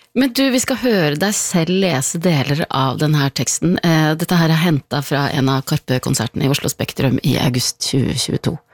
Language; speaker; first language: Norwegian; native; Norwegian